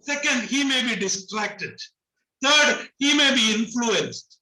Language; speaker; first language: English; non-native, local second language; Malayalam